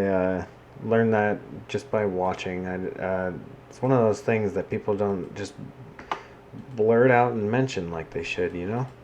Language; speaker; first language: English; native; English